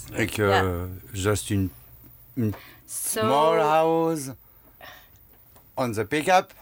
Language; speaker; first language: English; non-native, learner; French